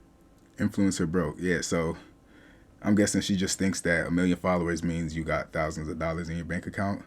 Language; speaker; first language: English; native; English